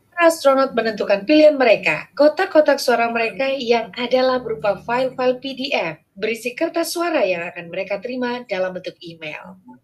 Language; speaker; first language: Indonesian; non-native, local second language; Madurese